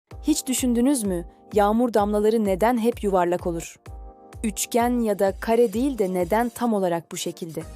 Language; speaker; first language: Turkish; native; Turkish